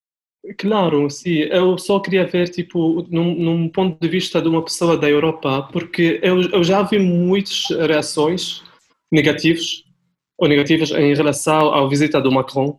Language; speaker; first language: Portuguese; non-native, fluent; Arabic